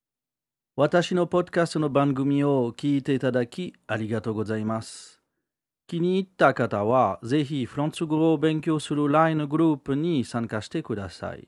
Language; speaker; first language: Japanese; non-native, learner; French